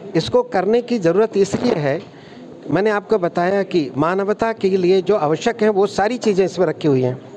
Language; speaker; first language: Hindi; native; Hindi